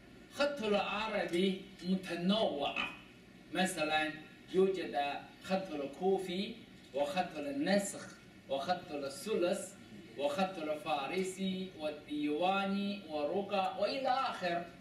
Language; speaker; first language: Arabic; non-native, learner; Chinese